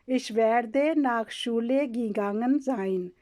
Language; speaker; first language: German; non-native, learner; Urdu